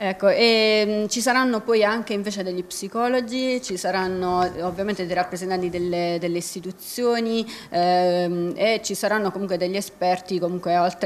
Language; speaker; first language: Italian; native; Italian